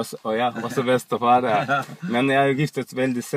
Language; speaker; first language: Norwegian; non-native, learner; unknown